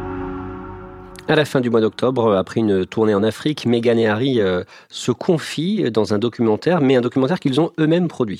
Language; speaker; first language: French; native; French